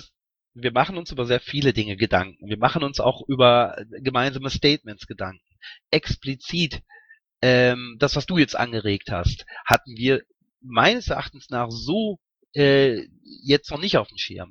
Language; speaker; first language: German; native; German